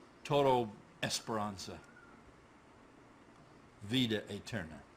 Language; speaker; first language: Spanish; non-native, learner; English